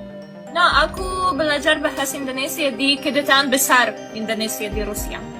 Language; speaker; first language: Indonesian; non-native, learner; Russian